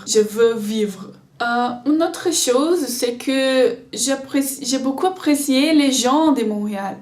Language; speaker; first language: French; non-native, learner; Portuguese